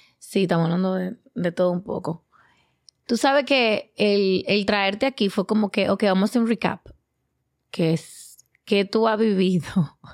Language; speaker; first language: Spanish; native; Spanish